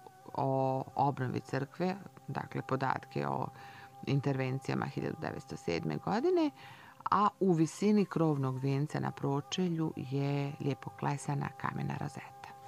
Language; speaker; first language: Croatian; native; Croatian